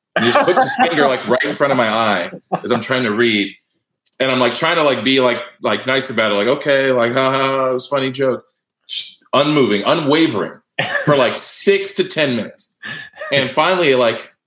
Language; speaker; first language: English; native; English